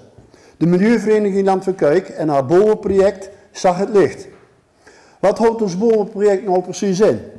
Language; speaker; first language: Dutch; native; Dutch